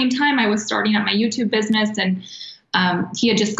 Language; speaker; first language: English; native; English